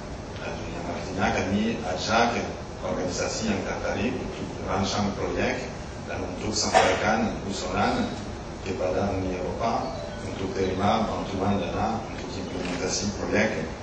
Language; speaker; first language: Indonesian; non-native, learner; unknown